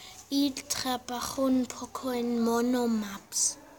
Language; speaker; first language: Spanish; early bilingual, heritage; Spanish